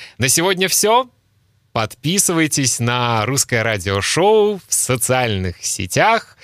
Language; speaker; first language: Russian; native; Russian